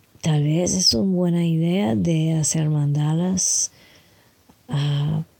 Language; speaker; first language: Spanish; non-native, fluent; French